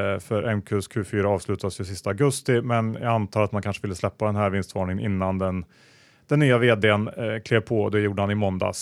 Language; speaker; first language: Swedish; native; Swedish